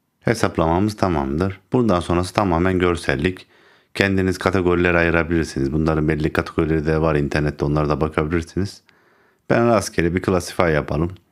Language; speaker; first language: Turkish; native; Turkish